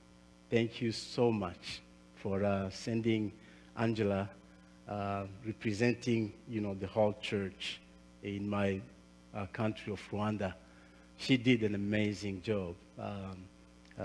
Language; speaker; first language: English; non-native, local second language; Kinyarwanda